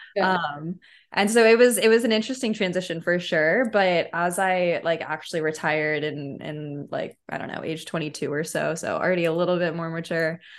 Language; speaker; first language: English; native; English